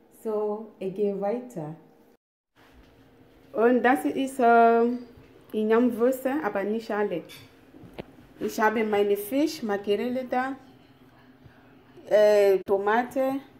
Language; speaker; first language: German; non-native, learner; French